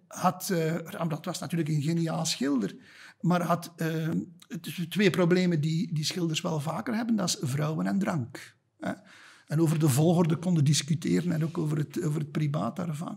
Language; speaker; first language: Dutch; native; Dutch